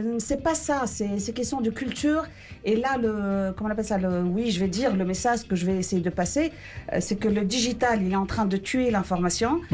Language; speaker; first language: French; non-native, local second language; Arabic